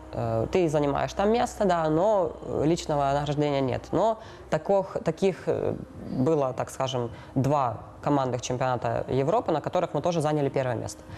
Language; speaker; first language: Russian; native; Russian